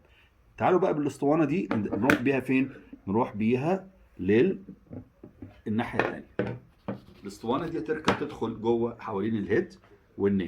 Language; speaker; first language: Arabic; native; Arabic